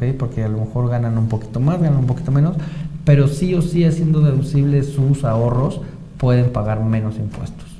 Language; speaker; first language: Spanish; native; Spanish